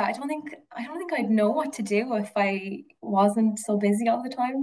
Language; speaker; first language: English; native; English